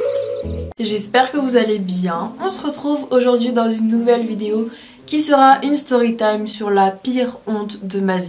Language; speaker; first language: French; native; French